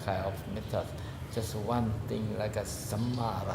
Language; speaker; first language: English; non-native, learner; Thai